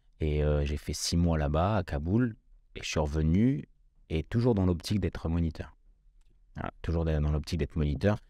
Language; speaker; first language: French; early bilingual, other home language; Kabyle